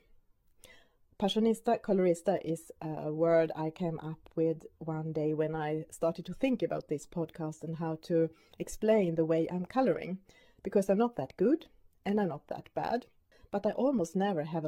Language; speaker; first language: English; non-native, fluent; Swedish